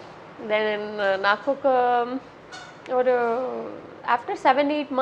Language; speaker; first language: Telugu; non-native, fluent; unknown